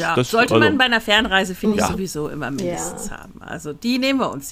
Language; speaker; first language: German; native; German